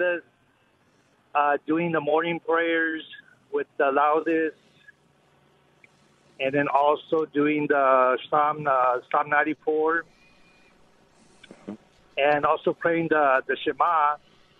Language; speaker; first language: English; native; English